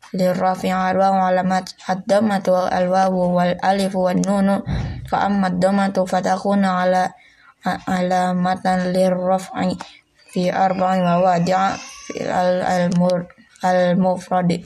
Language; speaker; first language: Arabic; non-native, learner; Indonesian